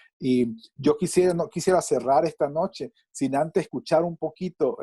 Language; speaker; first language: Spanish; native; Spanish